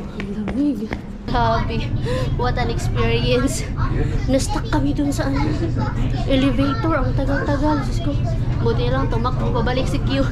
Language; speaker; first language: Filipino; non-native, local second language; Cebuano